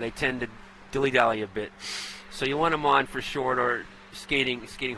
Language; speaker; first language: English; native; English